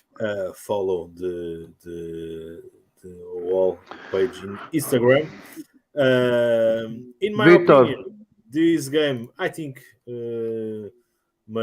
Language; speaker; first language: English; non-native, learner; Portuguese